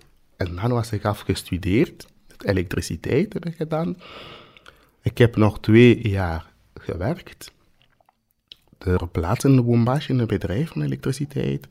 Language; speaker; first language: Dutch; non-native, fluent; Swahili